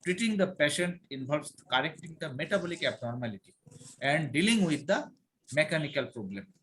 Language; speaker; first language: English; non-native, local second language; Bangla